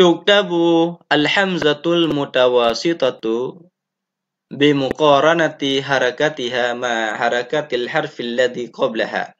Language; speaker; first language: Arabic; non-native, fluent; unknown